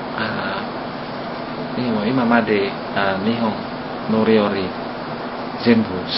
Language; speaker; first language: Japanese; non-native, learner; Indonesian